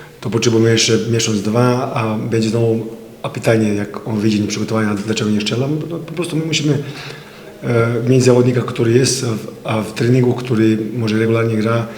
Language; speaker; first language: Polish; non-native, fluent; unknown